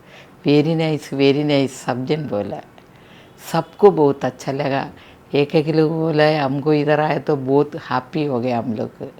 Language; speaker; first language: Hindi; non-native, local second language; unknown